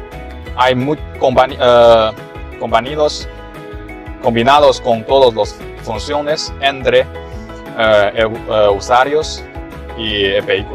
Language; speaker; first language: Spanish; non-native, learner; Chinese